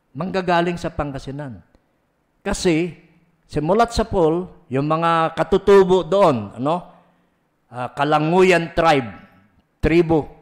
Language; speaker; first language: Filipino; non-native, local second language; Pangasinan